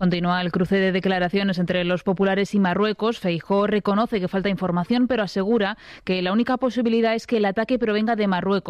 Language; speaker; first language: Spanish; native; Spanish